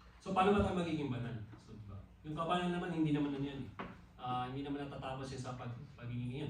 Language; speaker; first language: Filipino; non-native, local second language; Waray